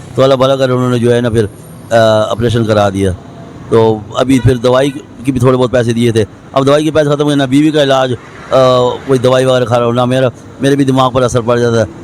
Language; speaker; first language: Urdu; non-native, local second language; Pashto